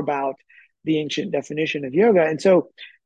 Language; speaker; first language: English; native; English